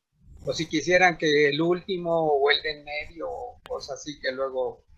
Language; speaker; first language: Spanish; native; Spanish